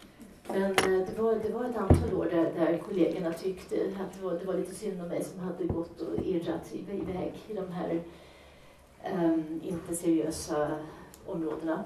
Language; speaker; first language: Swedish; native; Swedish